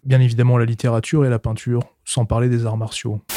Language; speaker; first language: French; native; French